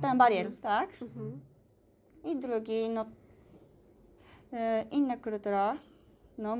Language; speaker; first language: Polish; non-native, learner; Japanese